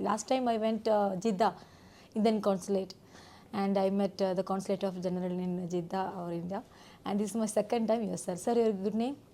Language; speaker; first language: English; non-native, local second language; Malayalam